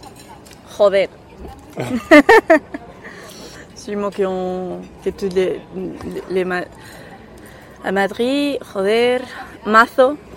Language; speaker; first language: French; non-native, learner; Spanish